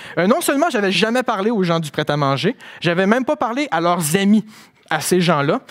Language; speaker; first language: French; native; French